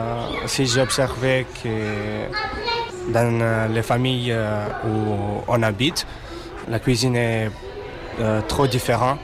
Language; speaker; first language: French; non-native, learner; Romanian